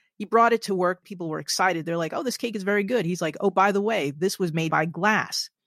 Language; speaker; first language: English; native; English